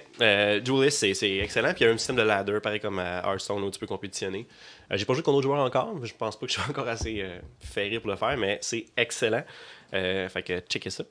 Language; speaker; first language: French; native; French